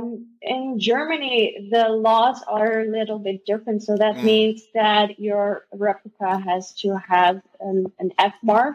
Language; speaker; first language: English; non-native, fluent; Dutch